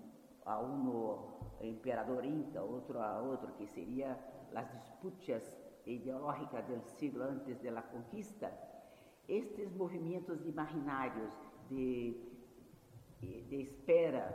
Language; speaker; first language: Spanish; non-native, fluent; Portuguese